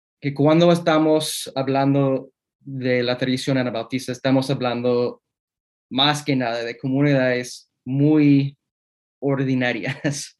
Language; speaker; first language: Spanish; non-native, fluent; English